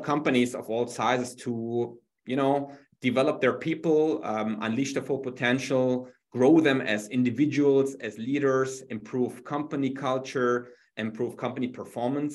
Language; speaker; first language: English; non-native, fluent; German